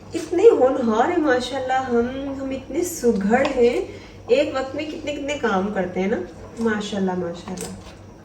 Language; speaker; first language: Urdu; native; Urdu